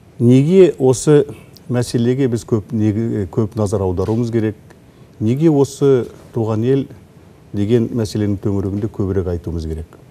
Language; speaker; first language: Kazakh; native; Kazakh